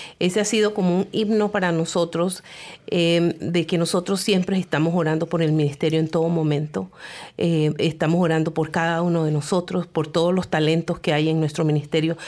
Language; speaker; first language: Spanish; native; Spanish